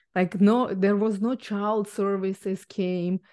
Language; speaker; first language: English; non-native, fluent; Ukrainian